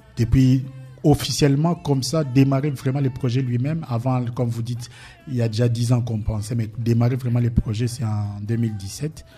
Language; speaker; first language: French; non-native, local second language; Lingala